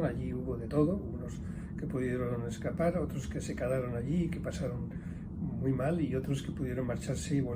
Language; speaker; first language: Spanish; native; Spanish